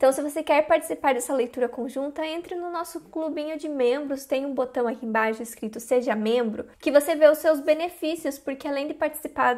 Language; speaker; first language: Portuguese; native; Portuguese